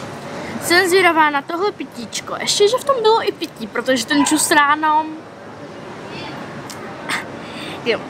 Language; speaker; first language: Czech; early bilingual, heritage; Czech